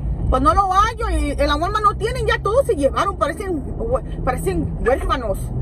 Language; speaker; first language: Spanish; early bilingual, heritage; Spanish